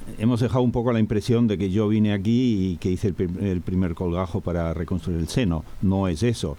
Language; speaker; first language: Spanish; non-native, fluent; Dutch